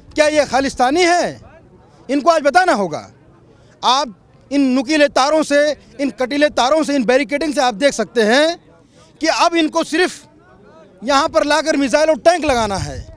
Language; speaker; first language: Hindi; native; Hindi